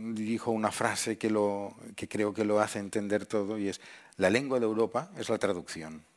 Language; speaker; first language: Spanish; non-native, local second language; Catalan